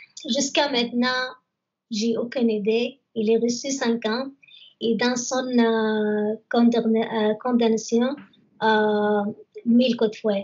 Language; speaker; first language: French; non-native, learner; Arabic